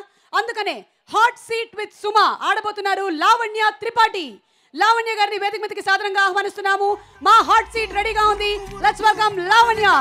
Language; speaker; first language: Telugu; native; Telugu